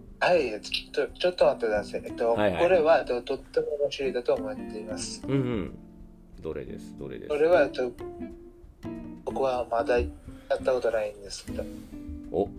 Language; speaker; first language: Japanese; non-native, learner; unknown